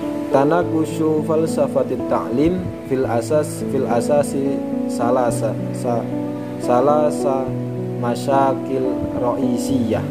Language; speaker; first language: Arabic; non-native, learner; Indonesian